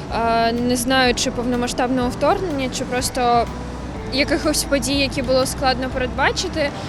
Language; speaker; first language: Ukrainian; non-native, local second language; Russian